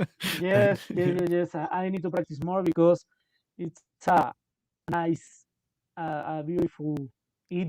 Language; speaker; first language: English; non-native, local second language; Spanish